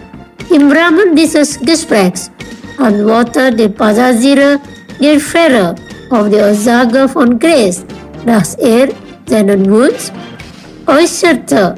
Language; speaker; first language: German; non-native, fluent; Indonesian